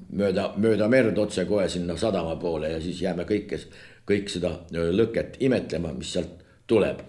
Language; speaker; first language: Estonian; native; Estonian